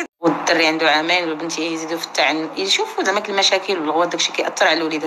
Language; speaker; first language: Arabic; native; Arabic